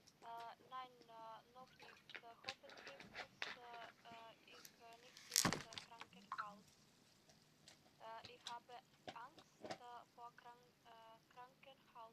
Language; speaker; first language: German; non-native, learner; Macedonian